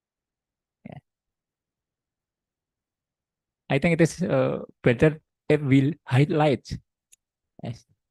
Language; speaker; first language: English; non-native, learner; Indonesian